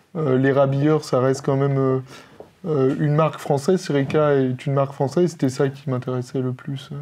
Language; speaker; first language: French; native; French